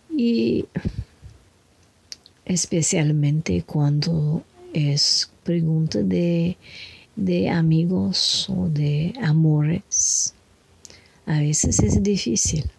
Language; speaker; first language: Spanish; non-native, fluent; French